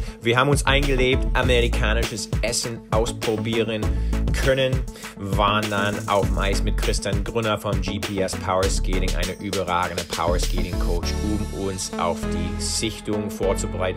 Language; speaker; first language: German; non-native, fluent; English